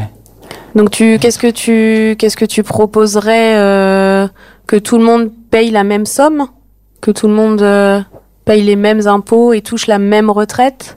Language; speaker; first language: French; native; French